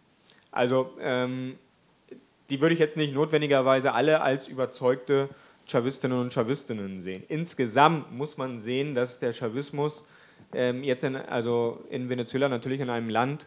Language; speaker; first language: German; native; German